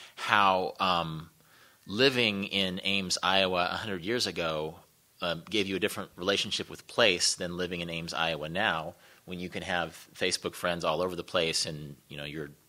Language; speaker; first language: English; native; English